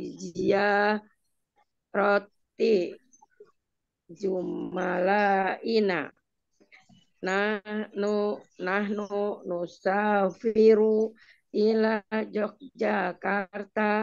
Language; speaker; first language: Arabic; non-native, learner; Indonesian